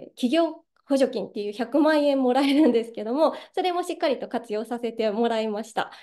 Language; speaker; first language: Japanese; native; Japanese